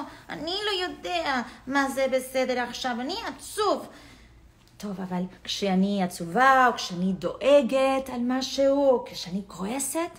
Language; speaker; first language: Hebrew; non-native, fluent; English